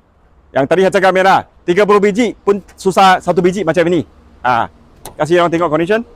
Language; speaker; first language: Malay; non-native, local second language; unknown